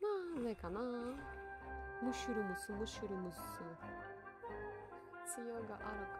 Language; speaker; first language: Japanese; non-native, learner; Russian